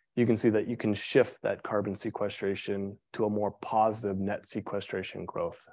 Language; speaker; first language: English; native; English